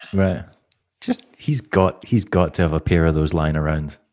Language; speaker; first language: English; native; English